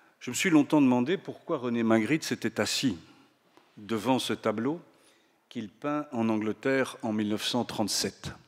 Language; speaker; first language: French; native; French